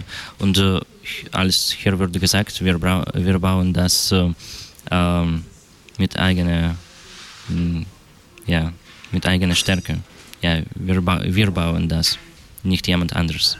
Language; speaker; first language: German; non-native, learner; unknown